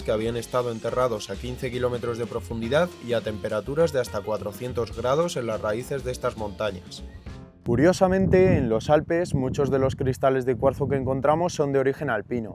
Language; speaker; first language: Spanish; native; Spanish